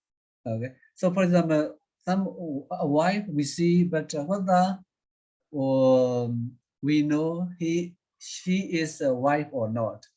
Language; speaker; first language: English; non-native, fluent; Burmese